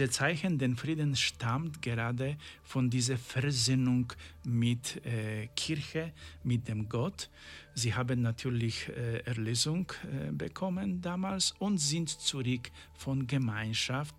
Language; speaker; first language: German; non-native, learner; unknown